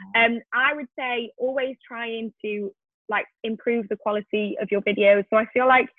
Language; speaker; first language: English; native; English